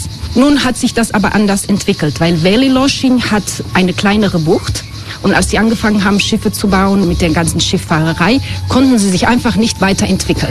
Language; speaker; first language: German; non-native, fluent; Croatian